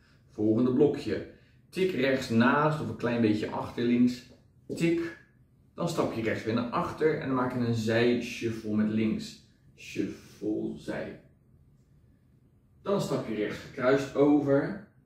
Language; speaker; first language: Dutch; native; Dutch